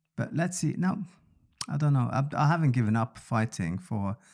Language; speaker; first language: English; non-native, fluent; Norwegian